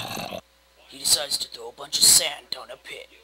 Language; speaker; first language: English; native; English